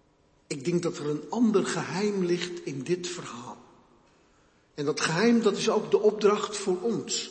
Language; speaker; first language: Dutch; native; Dutch